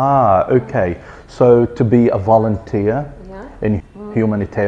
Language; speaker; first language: English; non-native, fluent; Arabic